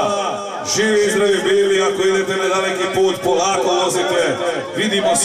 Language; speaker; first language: Serbian; native; Serbian